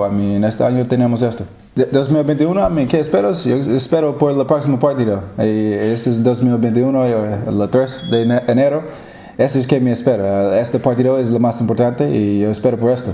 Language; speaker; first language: Spanish; non-native, learner; English